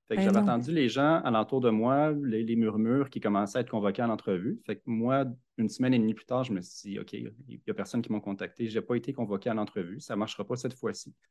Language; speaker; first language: French; native; French